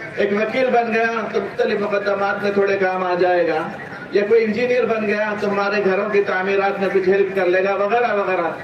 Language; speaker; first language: Urdu; native; Urdu